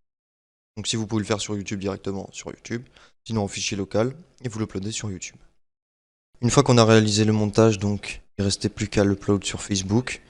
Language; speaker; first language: French; native; French